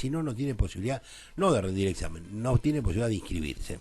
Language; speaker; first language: Spanish; native; Spanish